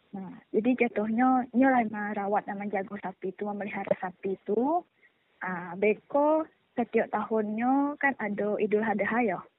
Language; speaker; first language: Indonesian; native; Indonesian